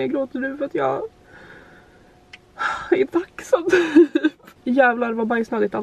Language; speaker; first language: Swedish; native; Swedish